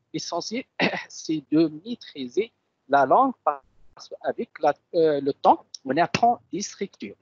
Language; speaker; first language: French; non-native, local second language; Arabic